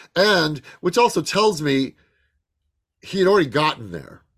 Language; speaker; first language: English; native; English